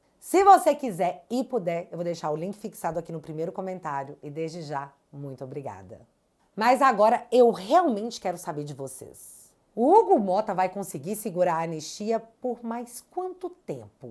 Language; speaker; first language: Portuguese; native; Portuguese